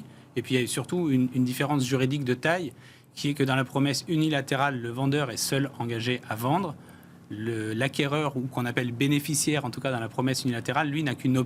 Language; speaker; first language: French; native; French